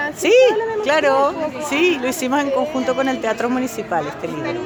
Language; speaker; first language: Spanish; native; Spanish